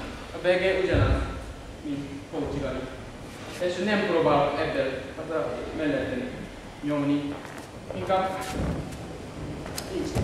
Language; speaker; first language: Hungarian; non-native, learner; Japanese